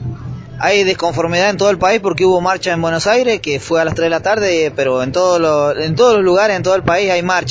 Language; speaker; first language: Spanish; native; Spanish